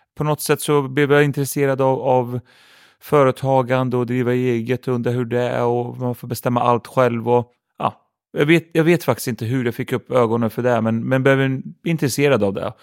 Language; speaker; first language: Swedish; early bilingual, other home language; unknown